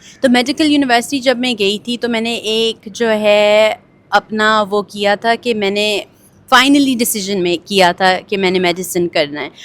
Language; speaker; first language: Urdu; early bilingual, heritage; Urdu